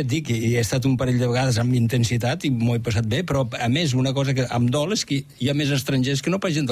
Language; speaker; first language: Catalan; native; Catalan